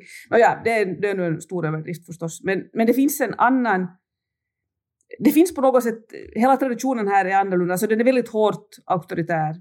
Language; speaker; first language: Swedish; native; Swedish